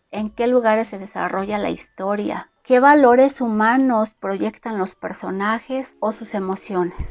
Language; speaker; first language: Spanish; native; Spanish